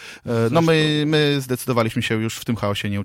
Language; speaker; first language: Polish; native; Polish